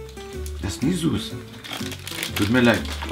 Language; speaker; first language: German; non-native, learner; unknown